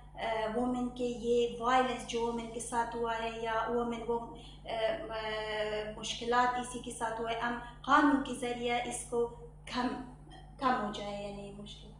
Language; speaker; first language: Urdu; non-native, learner; Persian